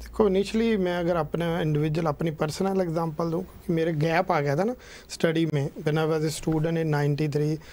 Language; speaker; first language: Hindi; non-native, local second language; Punjabi